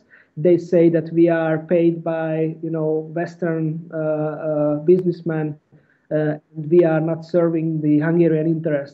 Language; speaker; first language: English; non-native, fluent; Hungarian